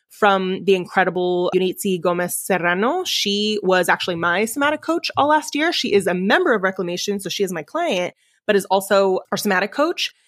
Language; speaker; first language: English; early bilingual, other home language; Spanish